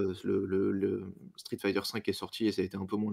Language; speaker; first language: French; native; French